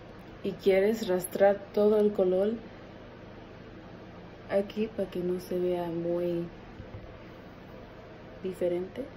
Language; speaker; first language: Spanish; early bilingual, heritage; Spanish